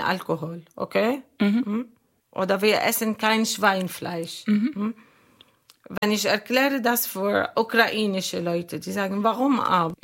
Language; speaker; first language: German; non-native, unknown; Arabic